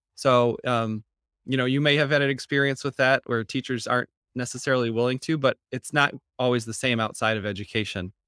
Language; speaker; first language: English; native; English